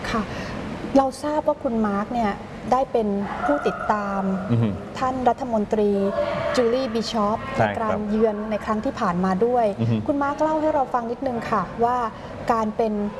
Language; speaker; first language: Thai; native; Thai